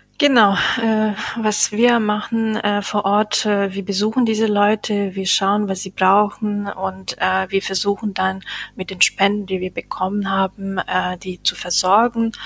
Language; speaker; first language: German; non-native, fluent; Bosnian